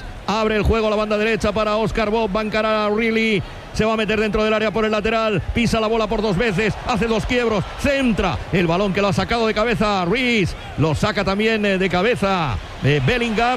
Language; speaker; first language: Spanish; native; Spanish